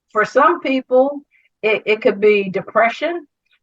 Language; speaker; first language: English; native; English